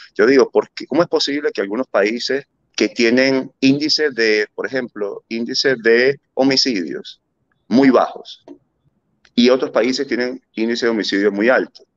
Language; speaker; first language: Spanish; early bilingual, other home language; German